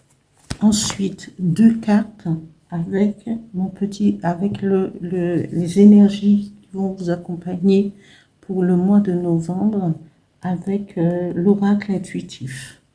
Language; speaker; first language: French; native; French